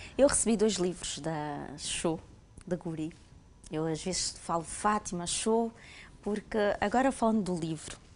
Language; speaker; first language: Portuguese; native; Portuguese